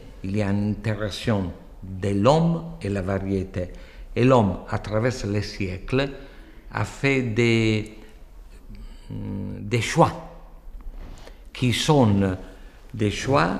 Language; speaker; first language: French; non-native, fluent; Italian